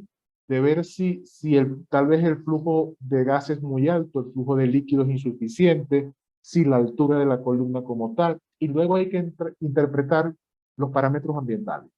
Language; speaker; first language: Spanish; native; Spanish